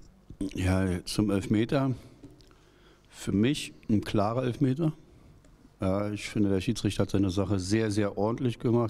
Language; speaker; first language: German; native; German